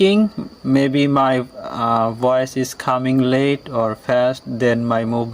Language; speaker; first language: English; non-native, learner; Bangla